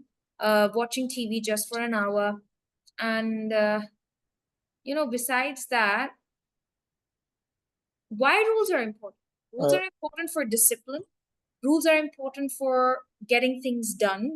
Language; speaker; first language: English; non-native, fluent; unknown